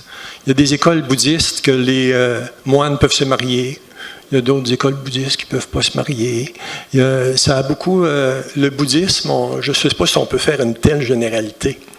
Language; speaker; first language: French; native; French